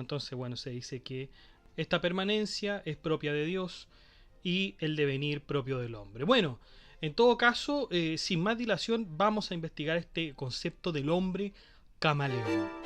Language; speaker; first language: Spanish; native; Spanish